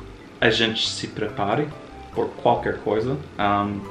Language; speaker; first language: Portuguese; non-native, fluent; English